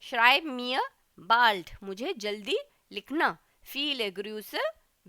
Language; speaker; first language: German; non-native, fluent; Hindi